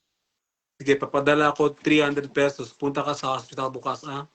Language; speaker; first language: Filipino; non-native, learner; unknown